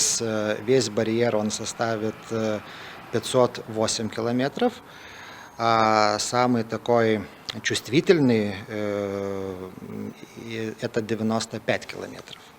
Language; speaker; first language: Russian; non-native, fluent; Lithuanian